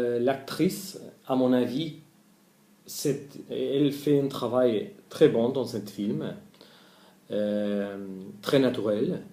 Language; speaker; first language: French; non-native, learner; Spanish